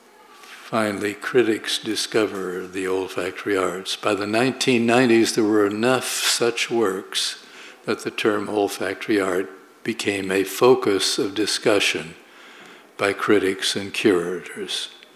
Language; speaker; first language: English; native; English